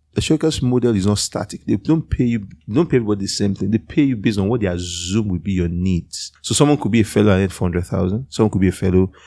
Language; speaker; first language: English; non-native, local second language; Yoruba